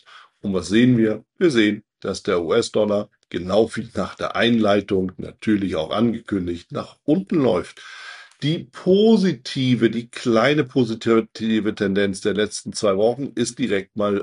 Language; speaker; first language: German; native; German